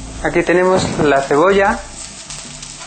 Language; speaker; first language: Spanish; non-native, learner; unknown